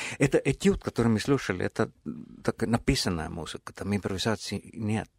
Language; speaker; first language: Russian; non-native, fluent; Estonian